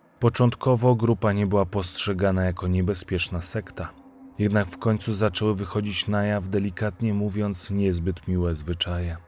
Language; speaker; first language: Polish; native; Polish